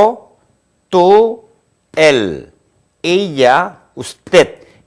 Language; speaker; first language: Spanish; non-native, fluent; Korean